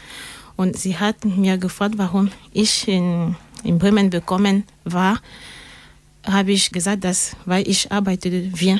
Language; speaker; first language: German; non-native, learner; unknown